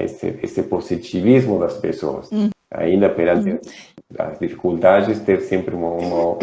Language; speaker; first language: Portuguese; non-native, fluent; Spanish